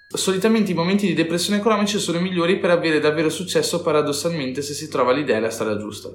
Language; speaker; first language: Italian; native; Italian